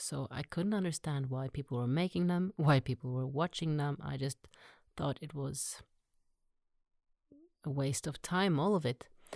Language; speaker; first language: English; non-native, fluent; Norwegian